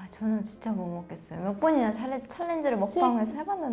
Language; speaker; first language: Korean; non-native, fluent; Japanese